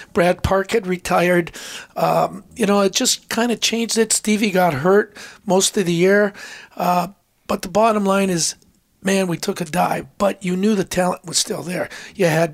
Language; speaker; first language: English; native; English